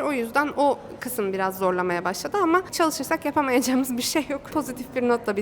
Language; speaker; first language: Turkish; native; Turkish